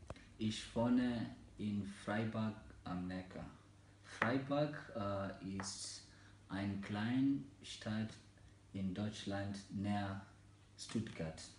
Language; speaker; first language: German; non-native, learner; Swahili